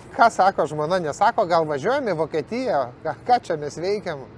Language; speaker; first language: Lithuanian; native; Lithuanian